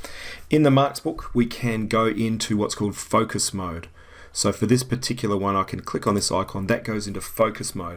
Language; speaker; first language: English; native; English